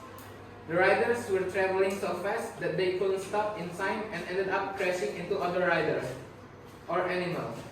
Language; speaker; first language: English; non-native, learner; Indonesian